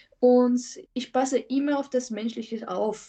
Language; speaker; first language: German; non-native, fluent; French